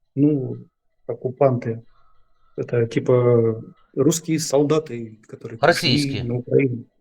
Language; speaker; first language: Russian; native; Russian